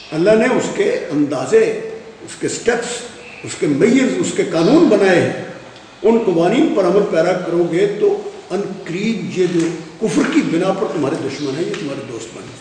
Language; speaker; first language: Urdu; non-native, local second language; Punjabi